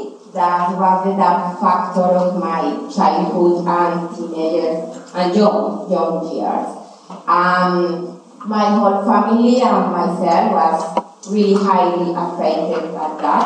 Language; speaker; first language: English; non-native, learner; Spanish